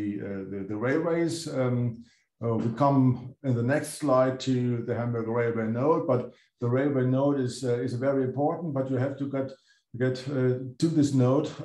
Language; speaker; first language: English; non-native, fluent; German